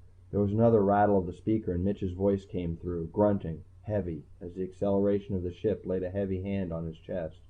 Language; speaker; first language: English; native; English